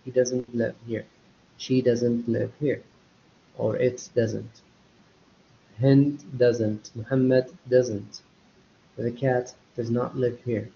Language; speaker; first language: English; non-native, fluent; Arabic